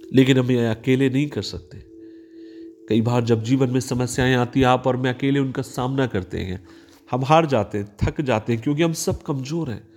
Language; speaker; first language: Hindi; non-native, local second language; Marathi